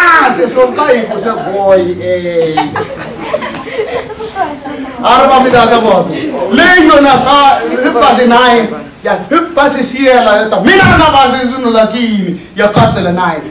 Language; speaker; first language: Finnish; non-native, learner; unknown